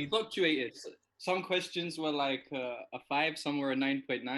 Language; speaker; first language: English; non-native, fluent; Spanish